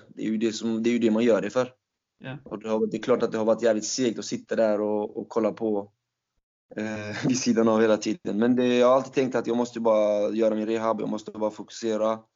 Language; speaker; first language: Swedish; early bilingual, other home language; Turkish